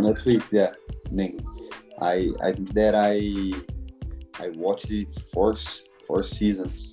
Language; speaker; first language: English; non-native, learner; Portuguese